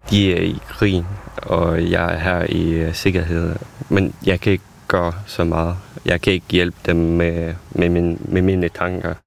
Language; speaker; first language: Danish; non-native, fluent; Ukrainian